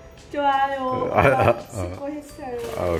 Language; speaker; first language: Korean; non-native, learner; Vietnamese